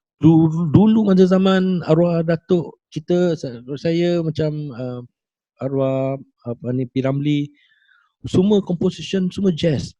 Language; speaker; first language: Malay; non-native, local second language; English